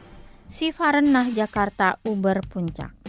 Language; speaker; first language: German; non-native, fluent; Indonesian